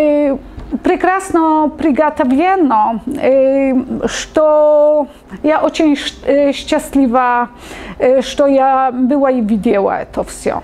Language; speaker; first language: Russian; non-native, learner; Polish